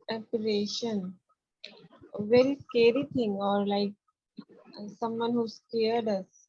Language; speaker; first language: English; non-native, learner; Hindi